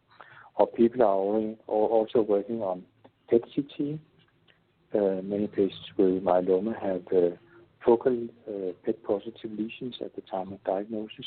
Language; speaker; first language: English; non-native, fluent; Danish